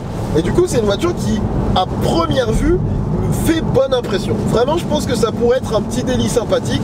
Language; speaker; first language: French; native; French